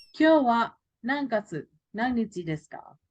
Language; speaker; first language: Japanese; non-native, fluent; Thai